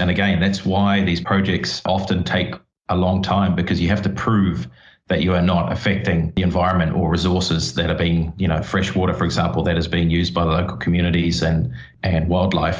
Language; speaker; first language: English; native; English